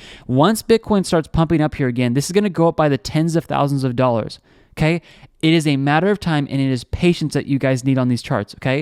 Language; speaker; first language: English; native; English